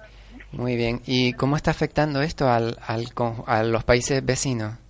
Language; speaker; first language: Spanish; native; Spanish